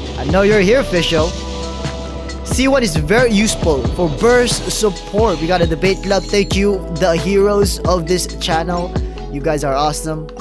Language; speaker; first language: English; non-native, local second language; Filipino